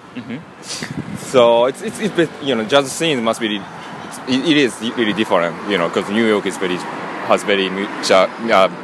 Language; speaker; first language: English; non-native, learner; Japanese